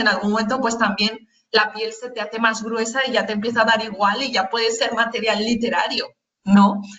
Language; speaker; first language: Spanish; early bilingual, other home language; Chinese